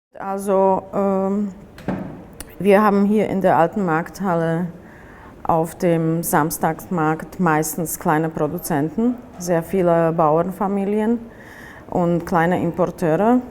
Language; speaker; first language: German; non-native, fluent; Slovak